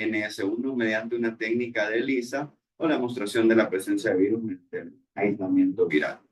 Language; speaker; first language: Spanish; native; Spanish